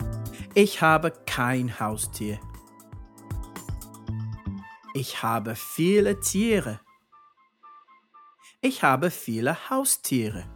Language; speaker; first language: German; non-native, fluent; English